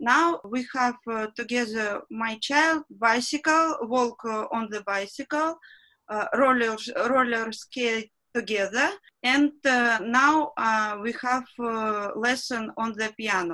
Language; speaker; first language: English; non-native, learner; Russian